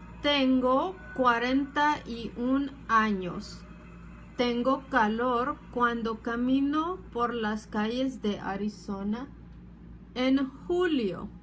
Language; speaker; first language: Spanish; non-native, fluent; English